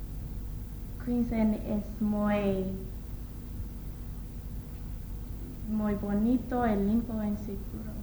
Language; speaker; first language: Spanish; non-native, learner; English